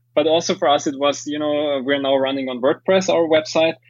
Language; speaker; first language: English; non-native, fluent; German